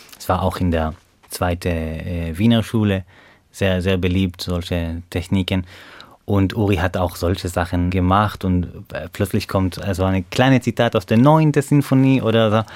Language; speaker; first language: German; non-native, fluent; Hebrew